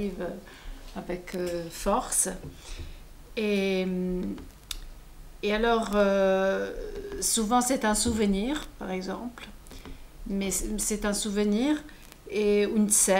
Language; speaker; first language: French; non-native, fluent; Italian